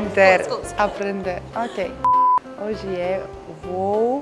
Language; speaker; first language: Portuguese; non-native, learner; Greek